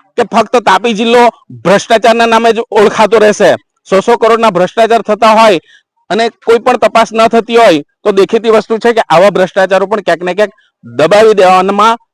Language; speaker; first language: Gujarati; native; Gujarati